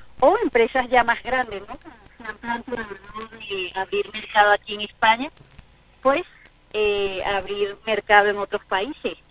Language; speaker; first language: Spanish; native; Spanish